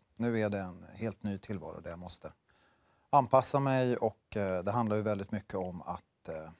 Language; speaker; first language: Swedish; native; Swedish